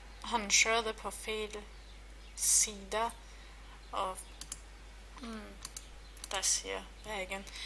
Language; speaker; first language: Swedish; non-native, learner; German